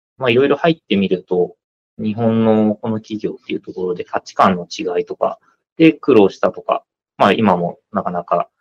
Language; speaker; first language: Japanese; native; Japanese